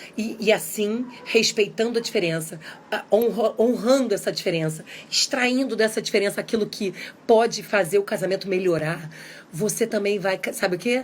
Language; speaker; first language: Portuguese; native; Portuguese